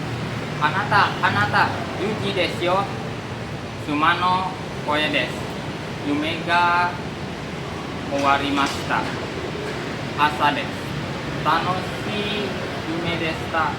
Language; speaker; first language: Japanese; non-native, learner; Indonesian